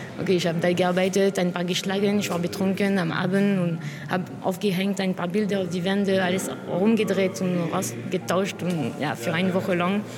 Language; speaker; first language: German; non-native, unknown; French